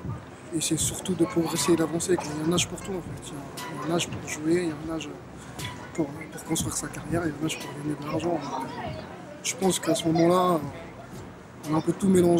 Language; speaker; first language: French; early bilingual, other home language; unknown